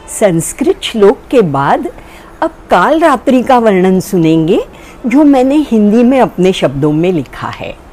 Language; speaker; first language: Hindi; non-native, local second language; Marathi